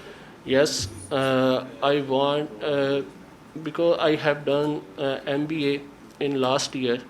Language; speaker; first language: English; non-native, learner; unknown